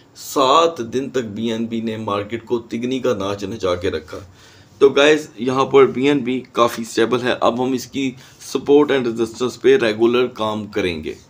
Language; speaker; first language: Urdu; native; Urdu